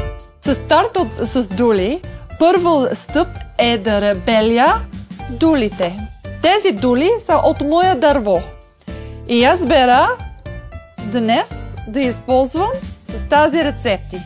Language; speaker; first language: Bulgarian; non-native, learner; English